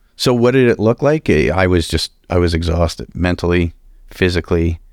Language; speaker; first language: English; native; English